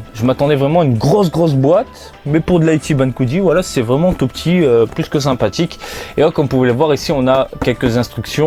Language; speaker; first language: French; native; French